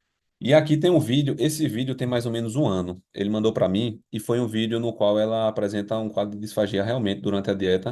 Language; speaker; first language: Portuguese; native; Portuguese